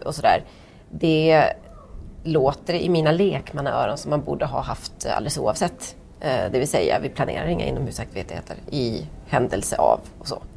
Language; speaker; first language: Swedish; native; Swedish